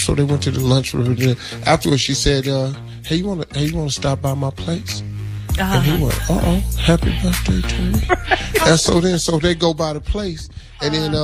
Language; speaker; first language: English; native; English